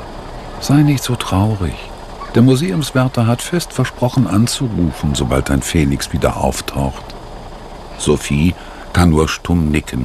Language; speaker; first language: German; native; German